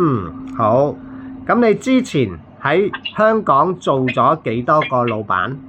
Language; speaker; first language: Cantonese; native; Cantonese